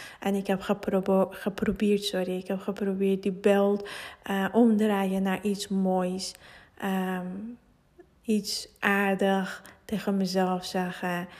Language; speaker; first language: Dutch; non-native, fluent; Persian